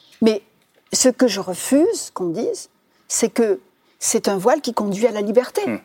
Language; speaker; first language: French; non-native, local second language; Arabic